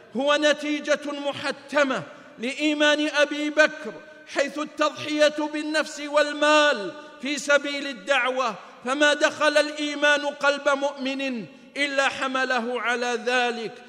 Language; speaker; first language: Arabic; native; Arabic